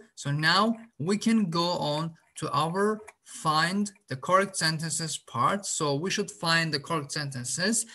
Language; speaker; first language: English; non-native, fluent; Azerbaijani